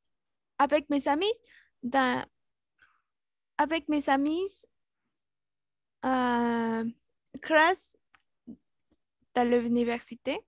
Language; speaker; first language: French; non-native, learner; Spanish